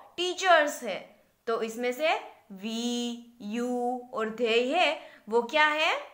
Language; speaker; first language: Hindi; non-native, local second language; Gujarati